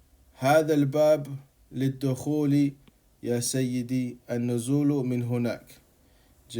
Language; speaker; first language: Arabic; non-native, fluent; English